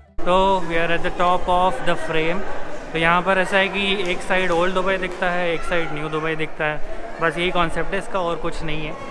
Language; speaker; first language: Hindi; native; Hindi